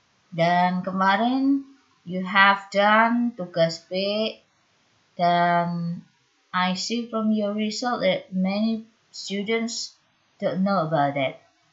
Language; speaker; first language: English; non-native, fluent; Indonesian